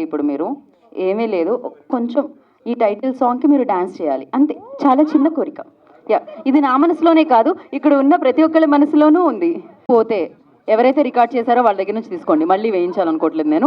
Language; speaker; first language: Telugu; native; Telugu